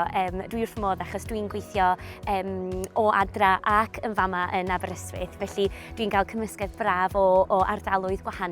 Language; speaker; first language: Welsh; non-native, fluent; English